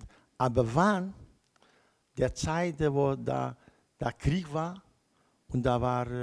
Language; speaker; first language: German; non-native, learner; Kurdish